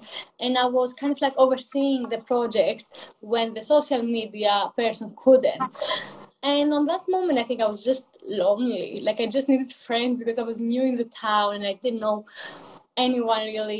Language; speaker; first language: English; non-native, fluent; Greek